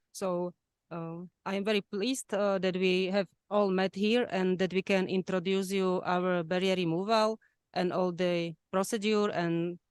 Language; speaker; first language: English; non-native, fluent; Slovak